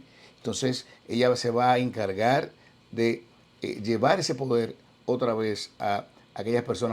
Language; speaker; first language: Spanish; native; Spanish